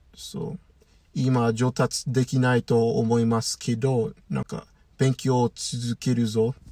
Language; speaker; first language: Japanese; non-native, learner; English